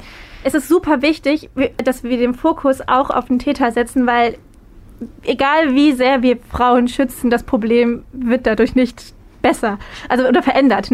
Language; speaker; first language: German; native; German